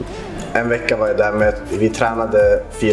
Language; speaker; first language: Swedish; early bilingual, other home language; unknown